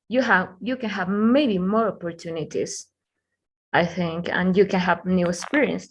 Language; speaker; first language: English; non-native, learner; Spanish